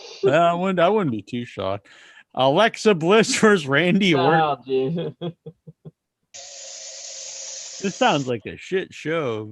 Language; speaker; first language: English; native; English